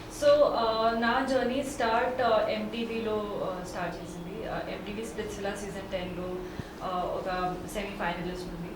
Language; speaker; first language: Telugu; non-native, learner; Hindi